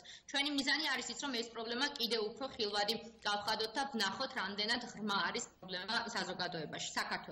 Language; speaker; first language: Georgian; native; Georgian